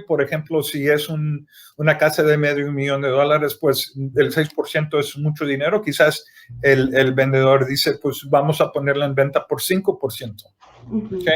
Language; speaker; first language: Spanish; early bilingual, heritage; Spanish